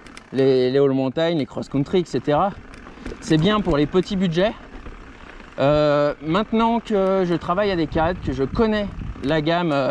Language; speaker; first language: French; native; French